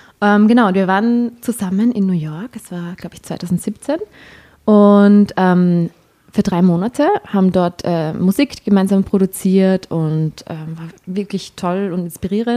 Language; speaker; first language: German; native; German